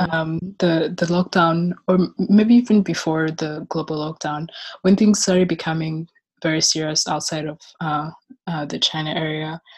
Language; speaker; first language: English; non-native, local second language; Kinyarwanda